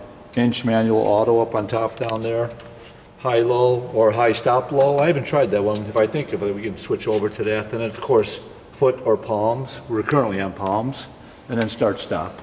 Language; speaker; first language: English; native; English